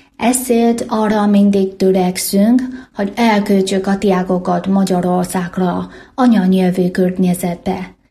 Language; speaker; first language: Hungarian; non-native, fluent; Chinese